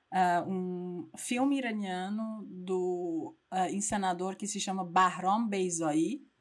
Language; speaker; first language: Portuguese; non-native, fluent; Persian